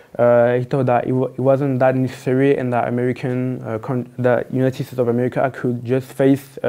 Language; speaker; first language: English; non-native, fluent; French